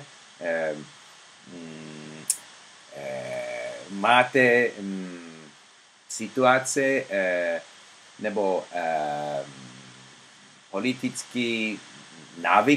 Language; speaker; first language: Czech; non-native, learner; English